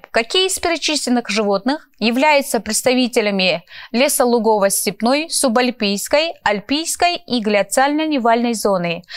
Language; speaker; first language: Russian; non-native, local second language; Kyrgyz